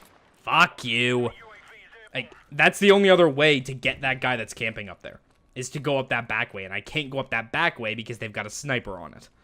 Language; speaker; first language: English; native; English